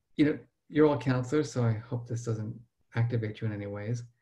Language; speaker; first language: English; native; English